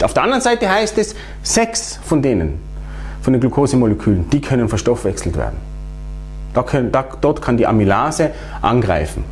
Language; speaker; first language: German; native; German